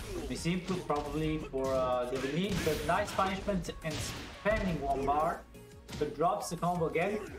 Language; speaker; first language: English; non-native, fluent; Italian